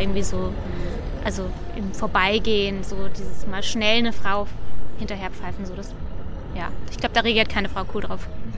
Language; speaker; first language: German; native; German